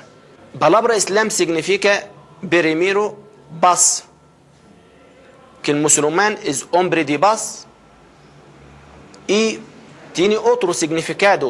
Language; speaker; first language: Spanish; non-native, fluent; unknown